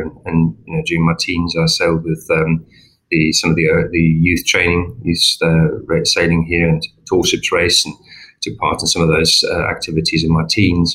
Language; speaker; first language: English; native; English